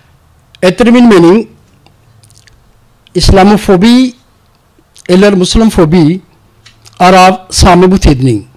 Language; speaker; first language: Norwegian; non-native, learner; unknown